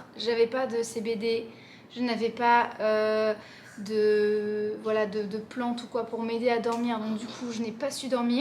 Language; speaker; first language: French; native; French